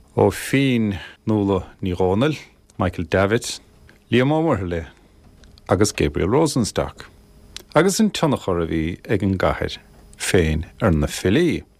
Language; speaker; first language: Irish; native; Irish